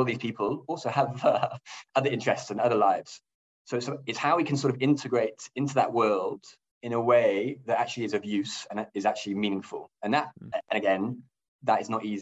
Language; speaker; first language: English; native; English